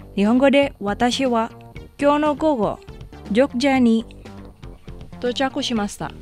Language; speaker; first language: Japanese; non-native, fluent; Indonesian